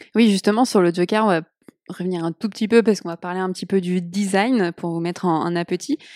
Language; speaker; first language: French; native; French